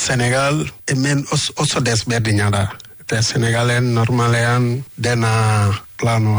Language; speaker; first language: Basque; non-native, learner; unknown